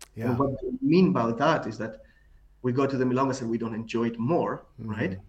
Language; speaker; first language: English; non-native, fluent; Greek